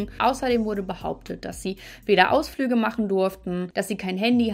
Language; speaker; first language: German; native; German